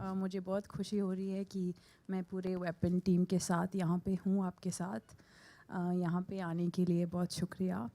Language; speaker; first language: Hindi; non-native, local second language; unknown